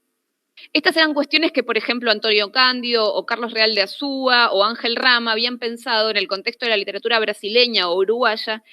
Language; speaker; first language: Spanish; native; Spanish